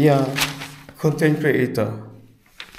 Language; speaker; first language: German; non-native, learner; Filipino